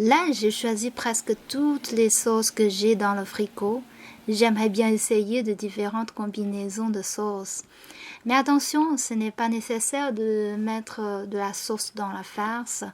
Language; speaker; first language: French; non-native, fluent; Chinese